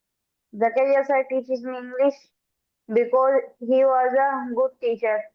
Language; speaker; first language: English; non-native, learner; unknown